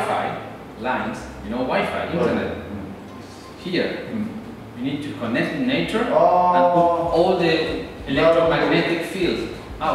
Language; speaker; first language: English; non-native, learner; Spanish